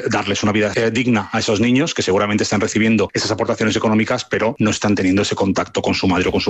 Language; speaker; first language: Spanish; native; Spanish